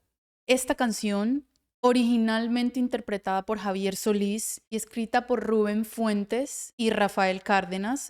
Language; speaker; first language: Spanish; native; Spanish